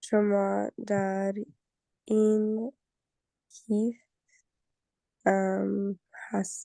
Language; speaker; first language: Persian; non-native, learner; English